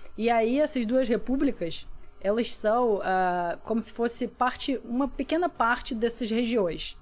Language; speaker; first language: Portuguese; non-native, fluent; Russian